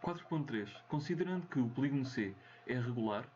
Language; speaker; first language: Portuguese; native; Portuguese